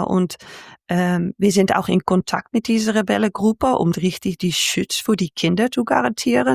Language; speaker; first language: German; non-native, fluent; Dutch